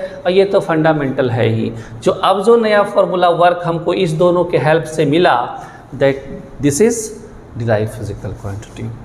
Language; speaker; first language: Hindi; native; Hindi